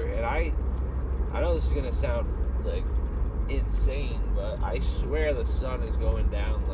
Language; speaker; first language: English; native; English